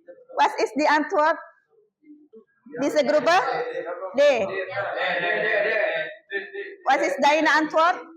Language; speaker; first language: German; non-native, fluent; Indonesian